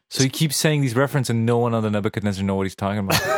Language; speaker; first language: English; non-native, fluent; Serbian